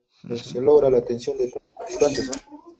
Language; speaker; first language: Spanish; native; Spanish